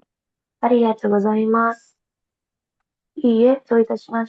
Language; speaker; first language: Japanese; non-native, learner; Filipino